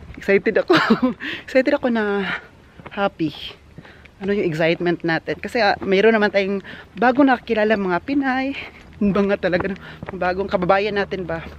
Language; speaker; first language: Filipino; non-native, local second language; Cebuano